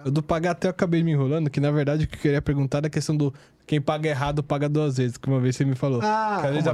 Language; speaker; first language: Portuguese; native; Portuguese